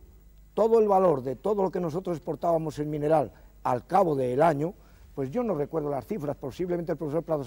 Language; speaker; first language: Spanish; native; Spanish